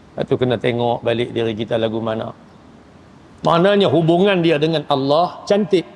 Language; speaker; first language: Malay; native; Malay